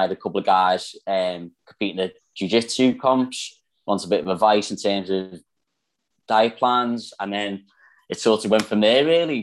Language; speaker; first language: English; native; English